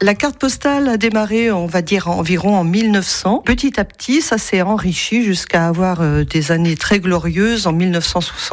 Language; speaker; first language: French; native; French